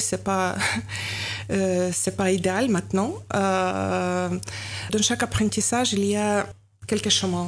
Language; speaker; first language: French; non-native, learner; Ukrainian